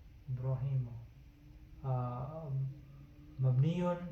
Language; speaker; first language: Arabic; non-native, learner; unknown